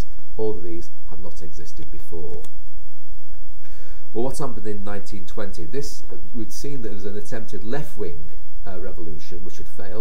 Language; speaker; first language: English; native; English